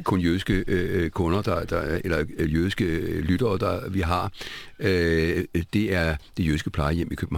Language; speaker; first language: Danish; native; Danish